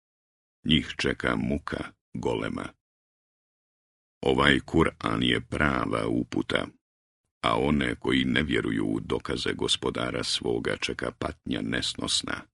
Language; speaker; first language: Croatian; native; Croatian